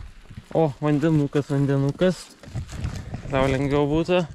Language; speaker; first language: Lithuanian; native; Lithuanian